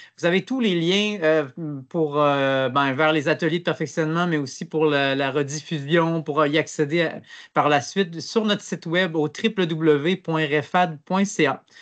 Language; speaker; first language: French; native; French